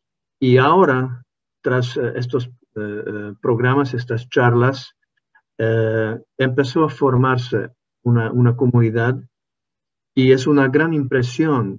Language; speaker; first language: Spanish; non-native, fluent; Hungarian